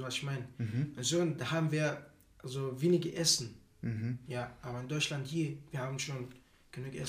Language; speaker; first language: German; non-native, learner; Arabic